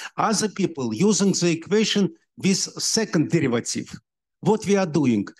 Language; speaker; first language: English; non-native, learner; Russian